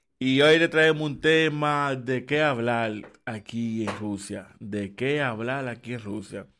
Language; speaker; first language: Spanish; native; Spanish